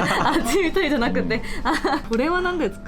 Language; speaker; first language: Japanese; non-native, learner; Korean